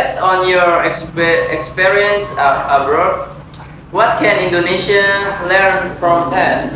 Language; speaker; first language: English; non-native, learner; Indonesian